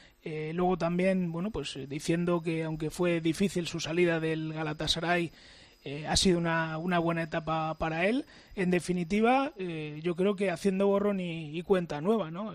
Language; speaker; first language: Spanish; native; Spanish